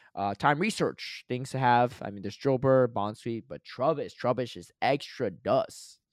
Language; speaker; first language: English; native; English